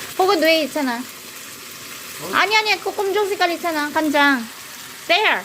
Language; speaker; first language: Korean; non-native, fluent; Filipino